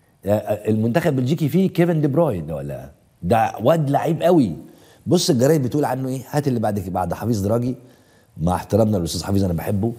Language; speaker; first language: Arabic; native; Arabic